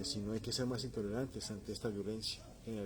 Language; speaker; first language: Spanish; native; Spanish